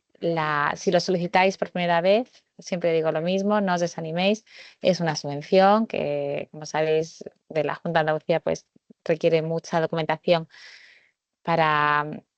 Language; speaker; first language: Spanish; native; Spanish